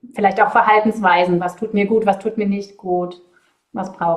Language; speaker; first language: German; native; German